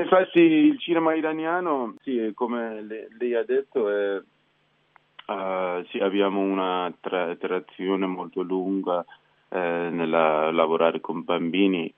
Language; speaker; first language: Italian; non-native, fluent; Persian